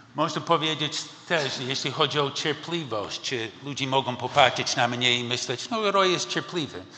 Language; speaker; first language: Polish; non-native, learner; English